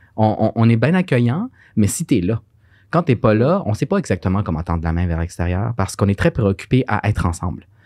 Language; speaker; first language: French; early bilingual, other home language; Spanish